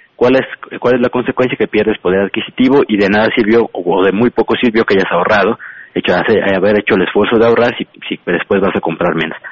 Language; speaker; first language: Spanish; native; Spanish